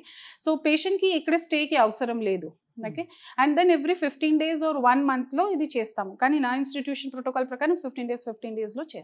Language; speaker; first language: Telugu; non-native, local second language; Hindi